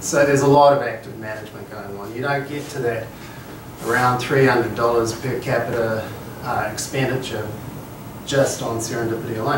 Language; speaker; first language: English; native; English